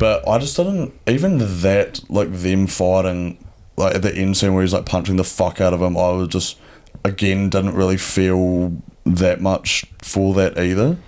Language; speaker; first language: English; native; English